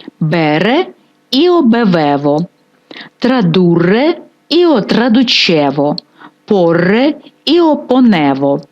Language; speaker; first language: Italian; non-native, fluent; Ukrainian